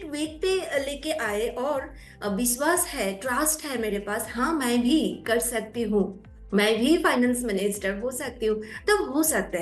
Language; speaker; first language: Hindi; non-native, local second language; Bangla